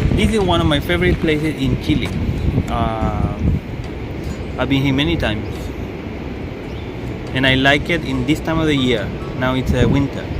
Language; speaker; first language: English; non-native, learner; Spanish